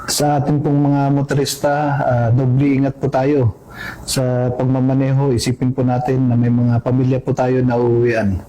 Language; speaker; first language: Filipino; non-native, local second language; Pangasinan